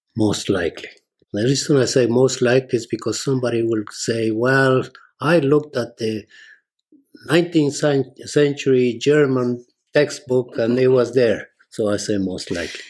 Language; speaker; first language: English; non-native, fluent; Spanish